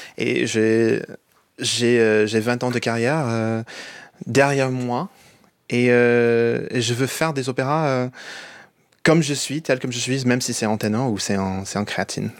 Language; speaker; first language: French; non-native, fluent; English